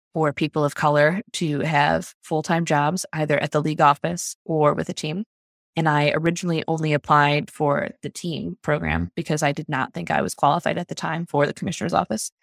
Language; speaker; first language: English; native; English